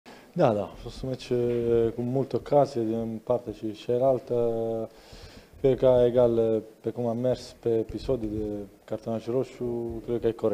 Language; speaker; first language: Romanian; non-native, learner; Italian